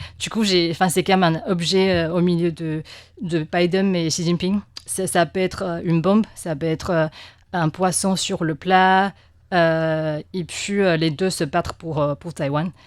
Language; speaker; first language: French; non-native, fluent; Chinese